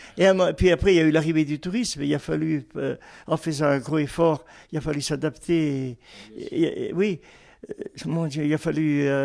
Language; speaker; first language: French; non-native, local second language; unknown